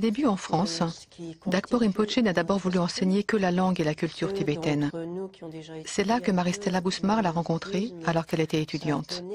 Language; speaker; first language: French; native; French